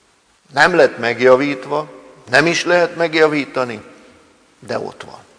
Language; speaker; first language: Hungarian; native; Hungarian